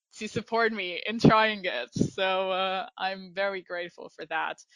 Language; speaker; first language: English; non-native, fluent; Romanian